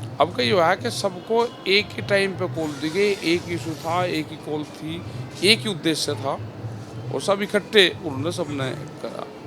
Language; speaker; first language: Hindi; native; Hindi